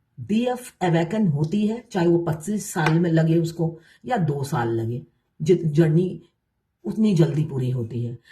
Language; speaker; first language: Hindi; non-native, local second language; Bangla